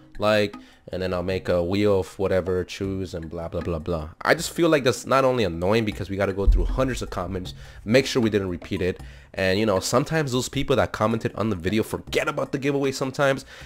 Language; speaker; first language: English; early bilingual, other home language; Spanish